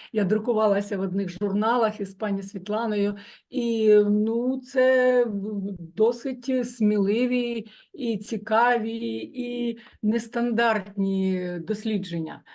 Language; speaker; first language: Ukrainian; native; Ukrainian